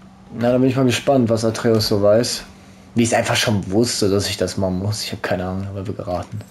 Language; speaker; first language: German; native; German